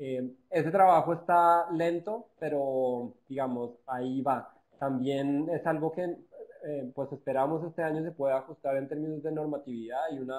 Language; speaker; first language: Spanish; native; Spanish